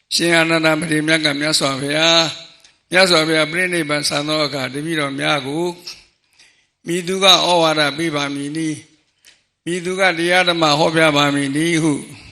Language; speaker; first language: Burmese; non-native, local second language; Mon